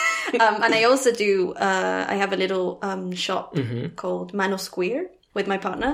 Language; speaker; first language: English; non-native, fluent; Spanish